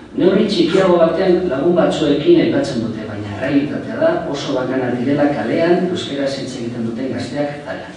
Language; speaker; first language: Basque; non-native, local second language; Spanish